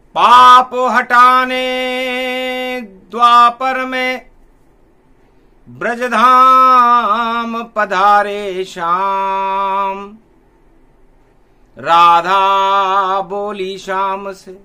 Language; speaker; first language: Hindi; native; Hindi